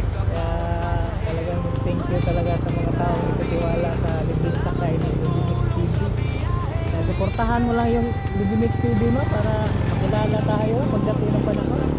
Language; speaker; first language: Filipino; non-native, local second language; Cebuano